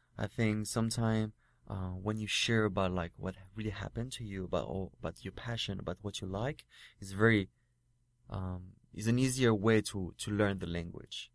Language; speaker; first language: English; non-native, fluent; French